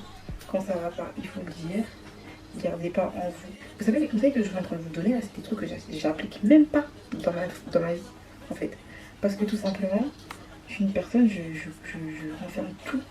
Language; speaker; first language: French; native; French